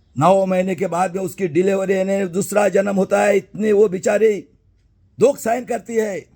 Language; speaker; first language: Hindi; non-native, local second language; Marathi